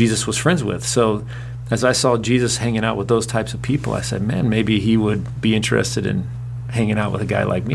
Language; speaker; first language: English; native; English